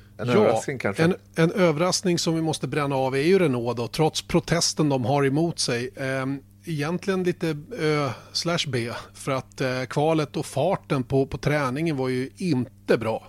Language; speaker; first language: Swedish; native; Swedish